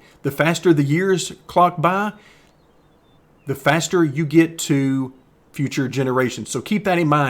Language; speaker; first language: English; native; English